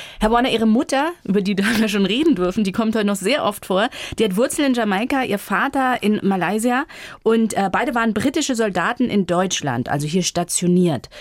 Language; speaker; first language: German; native; German